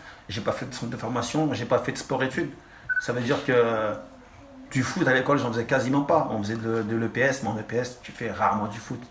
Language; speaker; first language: French; native; French